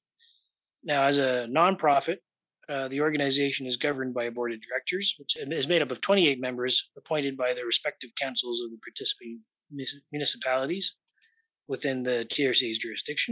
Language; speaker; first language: English; native; English